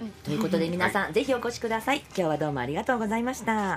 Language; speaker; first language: Japanese; native; Japanese